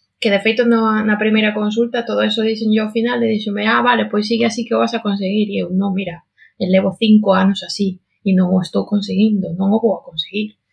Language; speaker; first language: Galician; non-native, local second language; Spanish